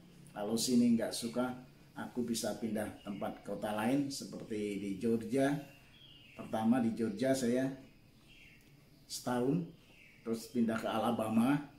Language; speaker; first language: Indonesian; non-native, local second language; Javanese